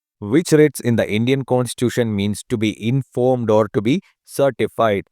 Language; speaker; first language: English; non-native, local second language; Malayalam